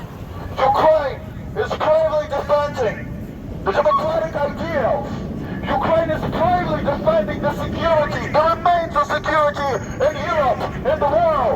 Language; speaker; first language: English; non-native, fluent; Ukrainian